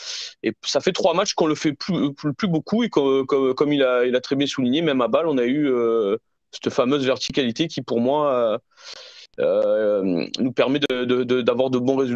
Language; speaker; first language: French; native; French